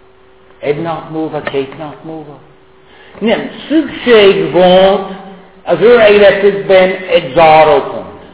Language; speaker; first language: Hungarian; non-native, fluent; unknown